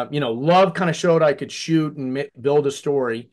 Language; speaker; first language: English; native; English